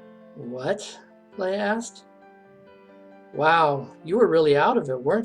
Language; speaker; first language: English; native; English